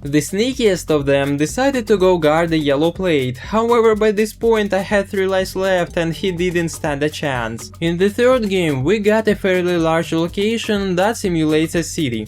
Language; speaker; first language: English; non-native, fluent; Russian